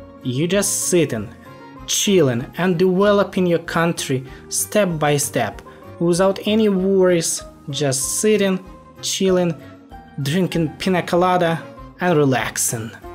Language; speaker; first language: English; non-native, fluent; Ukrainian